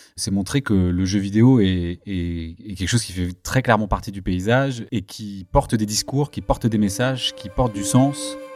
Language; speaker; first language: French; early bilingual, other home language; Turkish